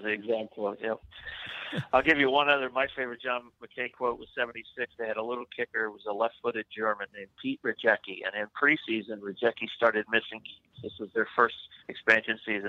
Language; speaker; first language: English; native; English